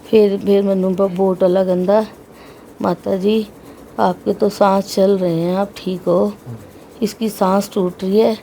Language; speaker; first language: Hindi; non-native, local second language; Punjabi